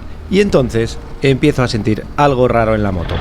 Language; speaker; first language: Spanish; native; Spanish